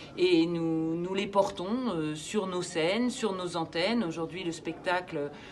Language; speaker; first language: French; native; French